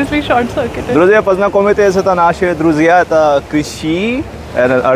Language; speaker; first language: Russian; non-native, learner; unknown